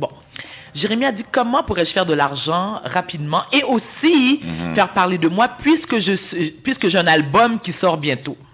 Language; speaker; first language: French; native; French